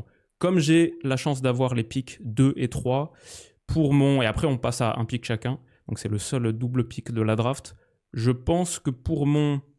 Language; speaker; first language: French; native; French